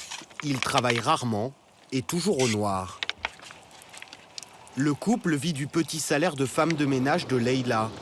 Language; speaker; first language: French; native; French